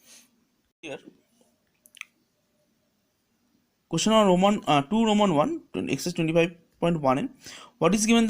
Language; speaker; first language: English; non-native, local second language; Bangla